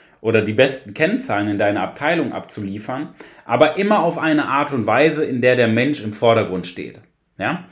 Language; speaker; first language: German; native; German